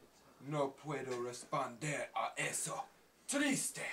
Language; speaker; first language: Spanish; non-native, learner; English